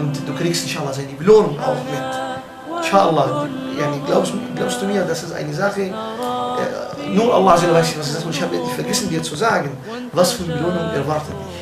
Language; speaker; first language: German; non-native, fluent; Arabic